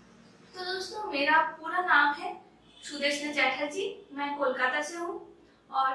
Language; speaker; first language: Hindi; non-native, local second language; Bangla